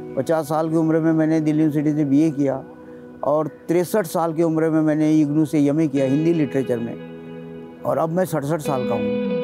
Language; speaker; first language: Hindi; non-native, local second language; Marathi